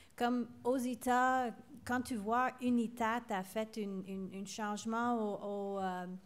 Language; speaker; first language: French; non-native, local second language; English